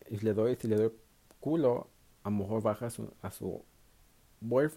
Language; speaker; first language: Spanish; early bilingual, heritage; Spanish